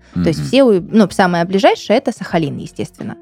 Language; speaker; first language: Russian; native; Russian